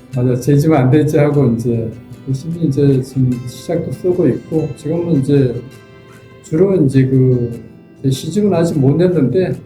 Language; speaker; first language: Korean; native; Korean